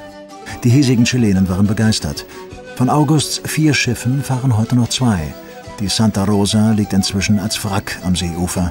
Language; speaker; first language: German; native; German